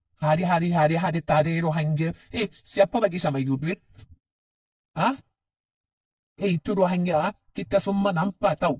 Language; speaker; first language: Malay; non-native, learner; Rohingya